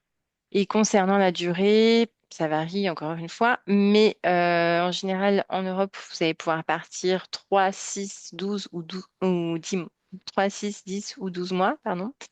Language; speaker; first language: French; native; French